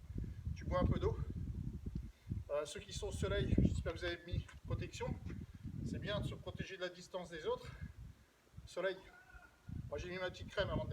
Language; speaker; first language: French; native; French